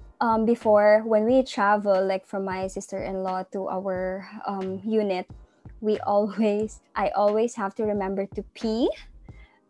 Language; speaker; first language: English; non-native, local second language; Cebuano